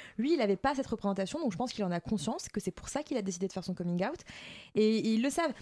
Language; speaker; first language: French; native; French